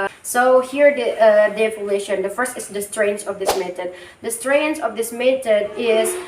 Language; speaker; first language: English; non-native, learner; Indonesian